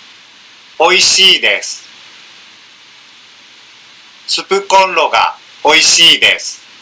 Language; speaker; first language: Japanese; non-native, learner; Indonesian